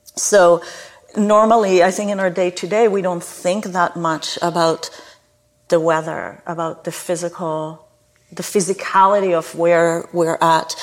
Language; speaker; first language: English; non-native, fluent; Hebrew